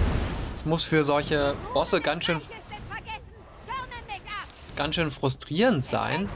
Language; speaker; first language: German; native; German